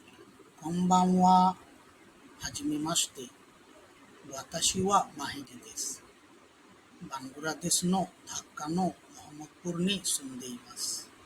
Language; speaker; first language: Japanese; non-native, learner; Bangla